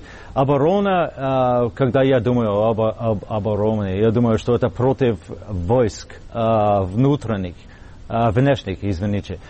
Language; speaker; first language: Russian; non-native, fluent; English